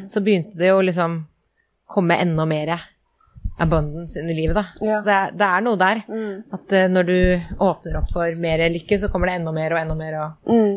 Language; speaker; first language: Norwegian; native; Norwegian